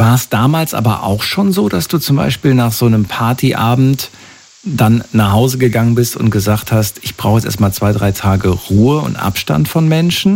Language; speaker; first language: German; native; German